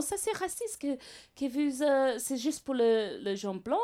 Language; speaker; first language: French; non-native, learner; English